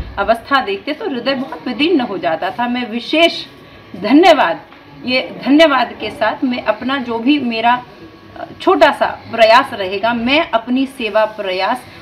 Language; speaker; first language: Hindi; native; Hindi